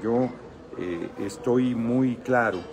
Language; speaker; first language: Spanish; native; Spanish